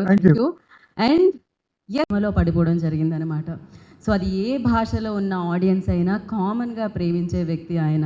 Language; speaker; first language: Telugu; native; Telugu